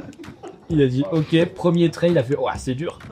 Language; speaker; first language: French; native; French